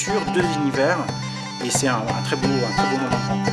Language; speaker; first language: French; native; French